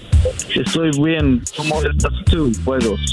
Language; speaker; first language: Spanish; non-native, learner; English